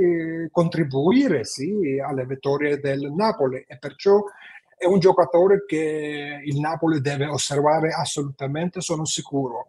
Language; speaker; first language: Italian; non-native, fluent; Georgian